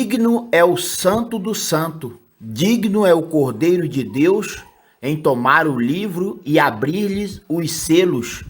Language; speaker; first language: Portuguese; native; Portuguese